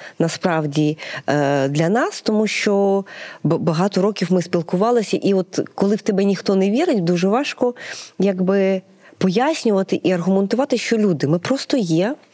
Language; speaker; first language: Ukrainian; native; Ukrainian